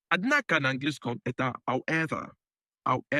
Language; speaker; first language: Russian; non-native, learner; English